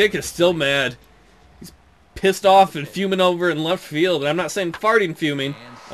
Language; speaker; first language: English; native; English